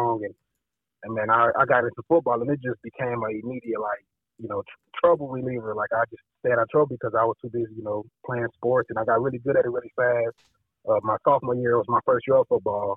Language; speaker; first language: English; native; English